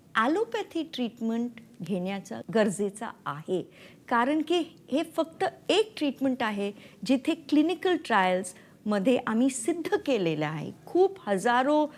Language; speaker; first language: Marathi; non-native, local second language; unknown